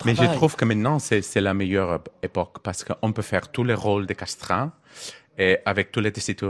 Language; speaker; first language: French; non-native, learner; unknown